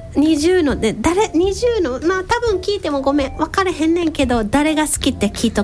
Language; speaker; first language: Japanese; native; Japanese